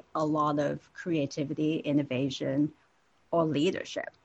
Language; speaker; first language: English; non-native, local second language; Cantonese